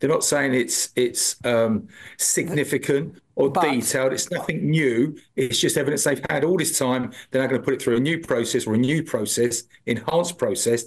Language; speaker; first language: English; native; English